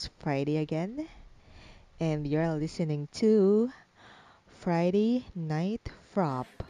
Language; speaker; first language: English; non-native, local second language; Filipino